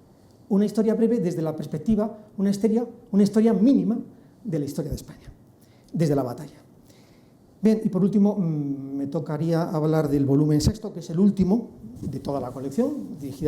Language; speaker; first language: Spanish; native; Spanish